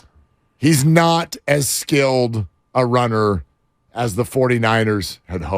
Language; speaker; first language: English; native; English